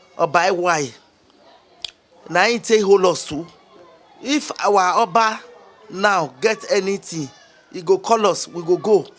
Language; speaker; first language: Nigerian Pidgin; non-native, local second language; Bini